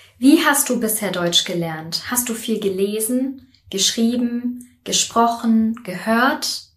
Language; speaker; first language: German; native; German